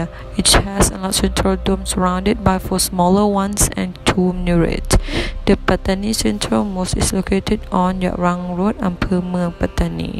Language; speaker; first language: English; non-native, learner; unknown